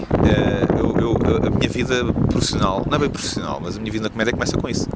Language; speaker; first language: Portuguese; native; Portuguese